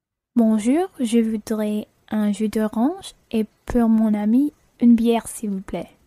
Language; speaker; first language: French; non-native, learner; English